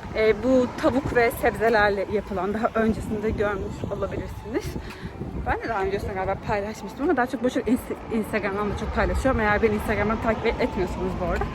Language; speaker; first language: Turkish; native; Turkish